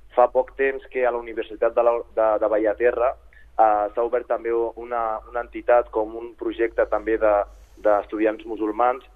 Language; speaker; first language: Catalan; early bilingual, other home language; Arabic